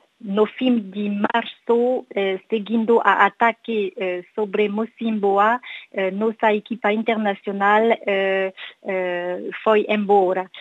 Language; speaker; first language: Portuguese; non-native, learner; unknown